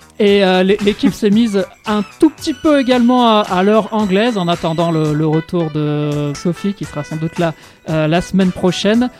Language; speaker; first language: French; native; French